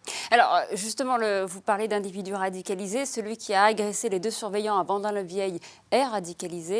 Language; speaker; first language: French; native; French